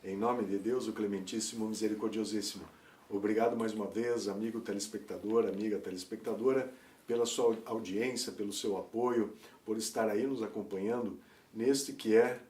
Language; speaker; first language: Portuguese; native; Portuguese